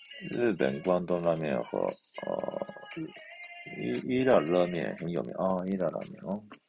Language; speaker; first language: Chinese; non-native, fluent; Japanese